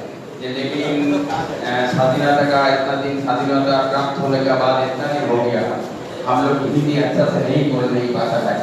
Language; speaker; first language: Hindi; non-native, local second language; Bangla